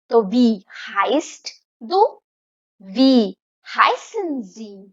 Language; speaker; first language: German; non-native, fluent; Hindi